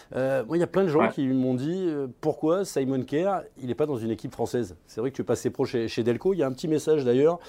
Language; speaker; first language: French; native; French